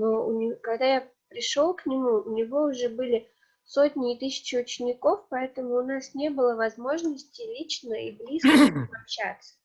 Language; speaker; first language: Russian; native; Russian